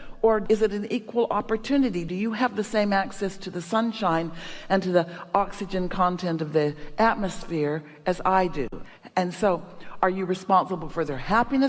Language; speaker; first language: English; native; English